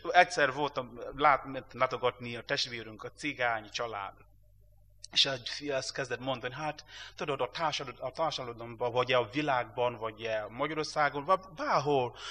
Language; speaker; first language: Hungarian; non-native, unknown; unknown